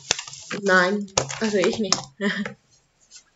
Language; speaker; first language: German; non-native, learner; Spanish